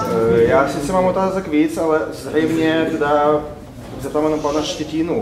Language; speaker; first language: Czech; non-native, fluent; Russian